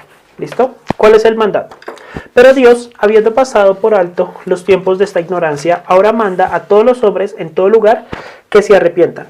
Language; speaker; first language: Spanish; native; Spanish